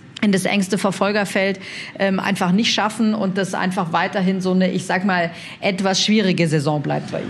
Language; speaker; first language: German; native; German